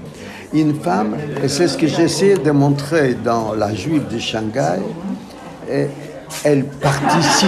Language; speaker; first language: French; non-native, fluent; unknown